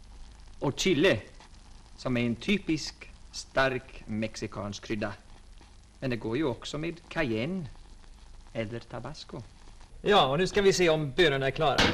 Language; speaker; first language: Swedish; non-native, fluent; English